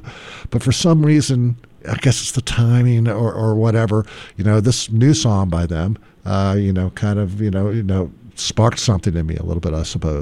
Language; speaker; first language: English; native; English